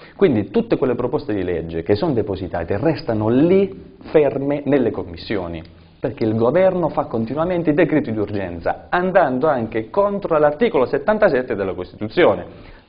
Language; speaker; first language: Italian; native; Italian